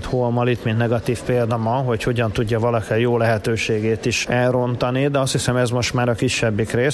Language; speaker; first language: Hungarian; native; Hungarian